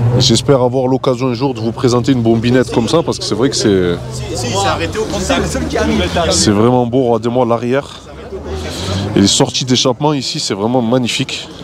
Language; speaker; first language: French; native; French